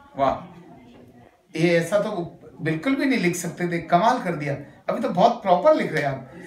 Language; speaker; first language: Hindi; native; Hindi